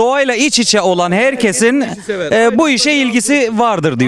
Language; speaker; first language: Turkish; native; Turkish